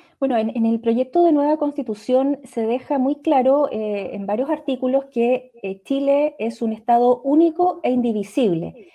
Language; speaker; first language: Spanish; native; Spanish